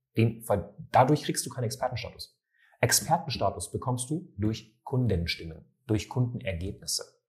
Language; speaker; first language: German; native; German